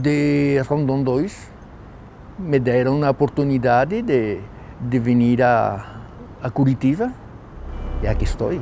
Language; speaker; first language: Portuguese; non-native, learner; Spanish